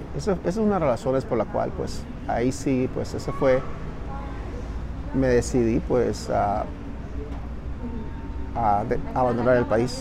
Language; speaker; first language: Spanish; native; Spanish